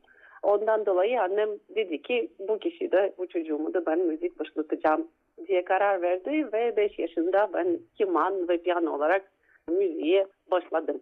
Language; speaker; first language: Turkish; non-native, fluent; Russian